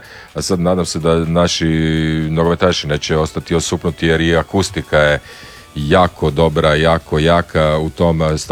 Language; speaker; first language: Serbian; native; Serbian